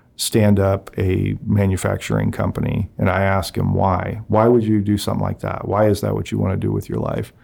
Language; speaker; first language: English; native; English